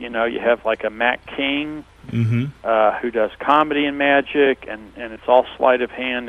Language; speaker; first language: English; native; English